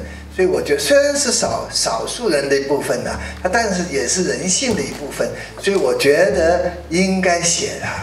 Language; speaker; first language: Chinese; native; Chinese